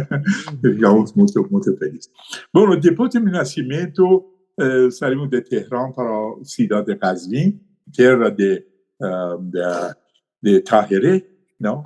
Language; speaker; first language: Portuguese; non-native, learner; Persian